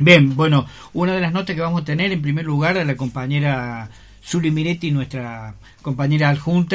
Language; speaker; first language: Spanish; native; Spanish